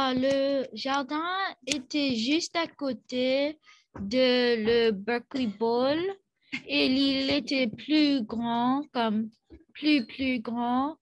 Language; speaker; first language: French; non-native, learner; English